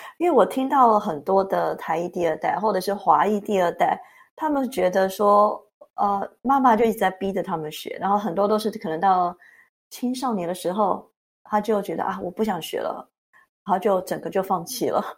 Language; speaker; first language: Chinese; native; Chinese